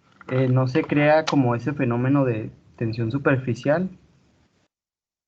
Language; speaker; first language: Spanish; native; Spanish